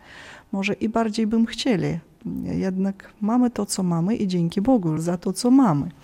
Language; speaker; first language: Polish; early bilingual, heritage; Polish